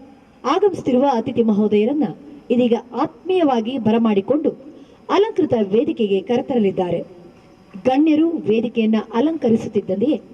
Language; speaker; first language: Kannada; native; Kannada